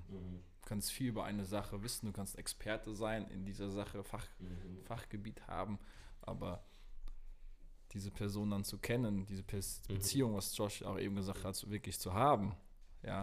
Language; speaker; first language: German; native; German